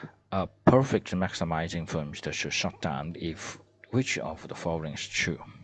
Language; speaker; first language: English; non-native, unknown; Chinese